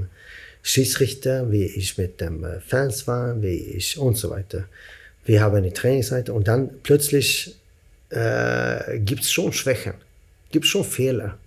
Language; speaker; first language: German; non-native, fluent; Swedish